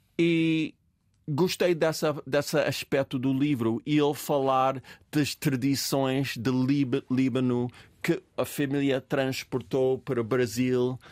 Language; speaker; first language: Portuguese; non-native, fluent; English